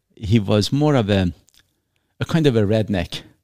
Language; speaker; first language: English; non-native, fluent; Persian